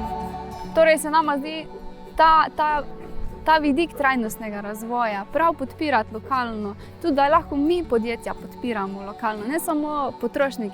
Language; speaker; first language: Slovenian; native; Slovenian